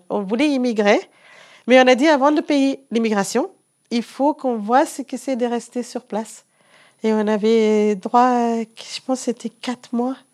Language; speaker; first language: French; non-native, fluent; English